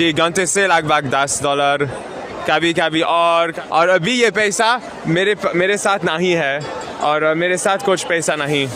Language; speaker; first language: Hindi; non-native, learner; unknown